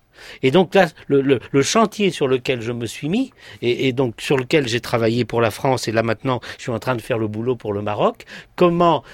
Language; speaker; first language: French; native; French